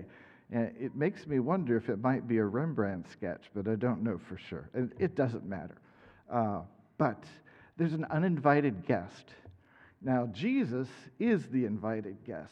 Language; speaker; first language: English; native; English